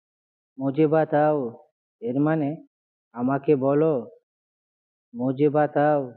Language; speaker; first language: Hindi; non-native, fluent; Bangla